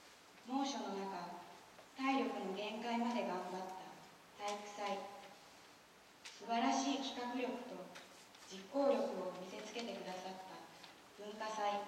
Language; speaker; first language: Japanese; native; Japanese